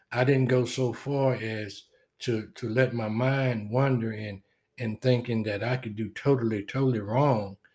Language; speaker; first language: English; native; English